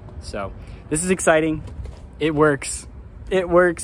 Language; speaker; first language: English; native; English